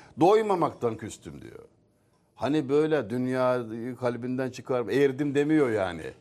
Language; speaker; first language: Turkish; native; Turkish